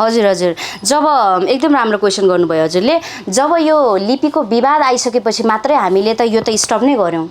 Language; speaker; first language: Nepali; non-native, local second language; Eastern Tamang